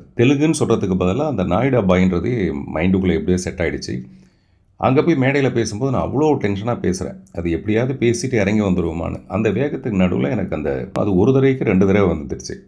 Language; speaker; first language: Tamil; non-native, local second language; Telugu